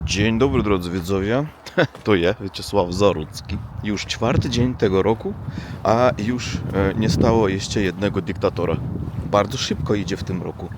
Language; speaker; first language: Polish; non-native, fluent; Russian